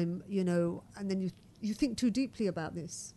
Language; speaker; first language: English; native; English